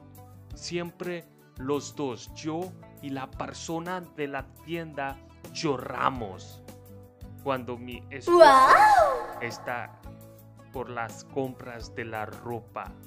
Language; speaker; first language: Spanish; non-native, fluent; Hindi